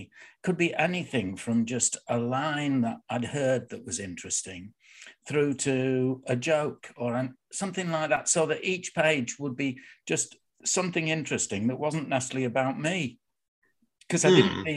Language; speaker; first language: English; native; English